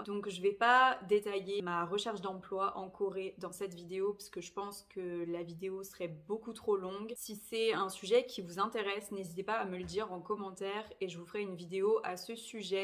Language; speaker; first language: French; native; French